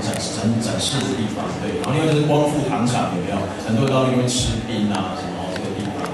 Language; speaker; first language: Chinese; native; Chinese